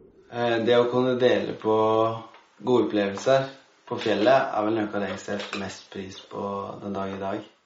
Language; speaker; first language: Norwegian; native; Norwegian